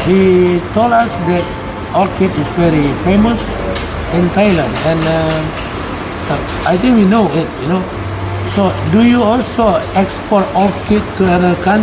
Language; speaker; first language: English; non-native, learner; Indonesian